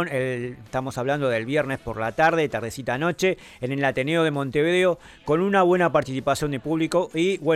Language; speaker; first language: Spanish; native; Spanish